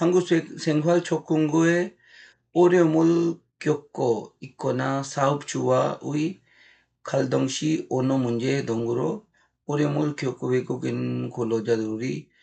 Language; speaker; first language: Korean; non-native, learner; Urdu